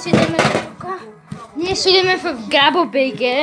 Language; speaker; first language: Bulgarian; early bilingual, heritage; Bulgarian